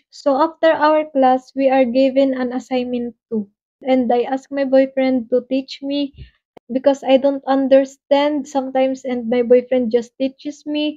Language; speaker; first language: English; non-native, local second language; Waray